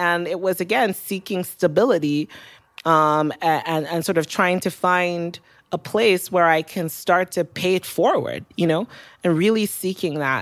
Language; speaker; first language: English; non-native, local second language; Yoruba